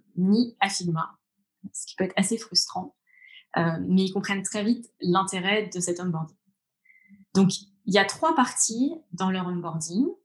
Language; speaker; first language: French; native; French